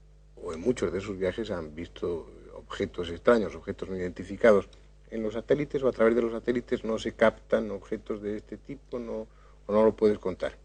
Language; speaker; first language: Spanish; native; Spanish